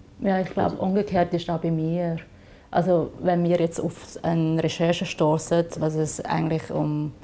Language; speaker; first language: German; non-native, fluent; Chinese